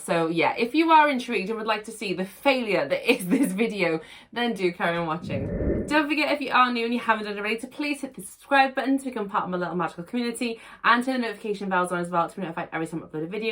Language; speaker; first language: English; native; English